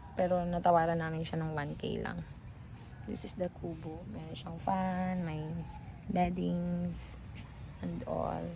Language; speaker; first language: Filipino; native; Filipino